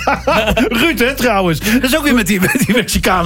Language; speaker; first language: Dutch; native; Dutch